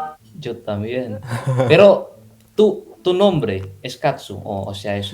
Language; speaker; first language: Spanish; non-native, fluent; Indonesian